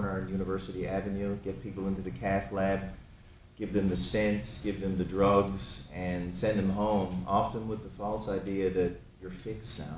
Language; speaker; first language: English; native; English